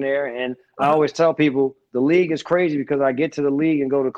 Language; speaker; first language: English; native; English